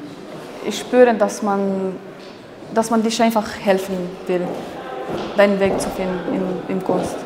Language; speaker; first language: German; non-native, fluent; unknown